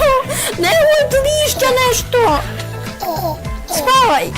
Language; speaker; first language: Bosnian; native; Bosnian